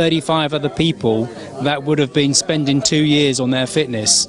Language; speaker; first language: English; native; English